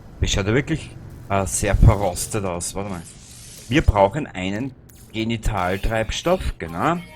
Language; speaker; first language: German; native; German